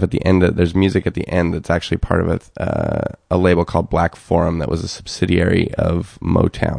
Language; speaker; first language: English; native; English